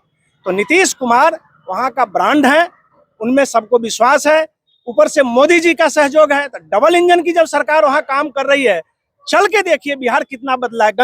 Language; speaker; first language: Hindi; native; Hindi